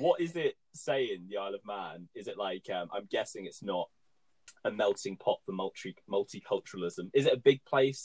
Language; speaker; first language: English; native; English